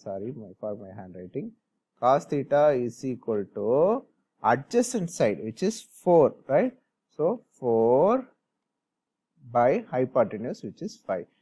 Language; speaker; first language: English; non-native, local second language; Tamil